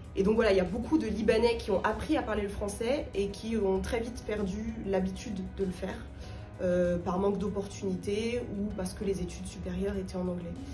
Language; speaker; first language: French; native; French